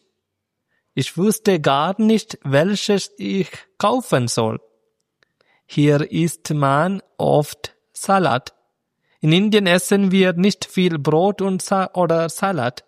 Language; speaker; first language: German; non-native, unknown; Malayalam